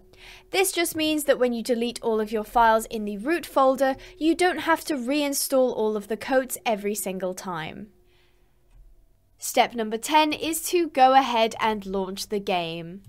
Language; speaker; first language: English; native; English